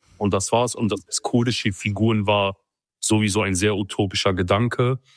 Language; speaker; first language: German; early bilingual, other home language; Kurdish